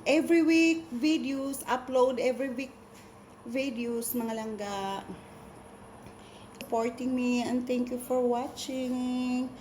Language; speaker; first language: English; non-native, local second language; Cebuano